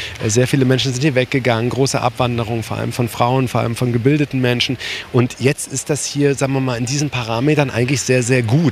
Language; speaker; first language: German; native; German